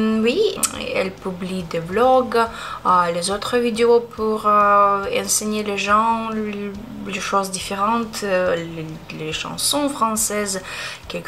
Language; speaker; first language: French; non-native, learner; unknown